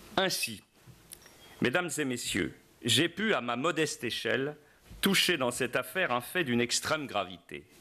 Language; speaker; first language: French; native; French